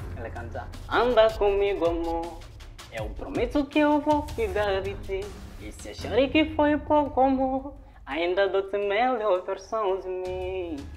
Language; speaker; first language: Portuguese; non-native, local second language; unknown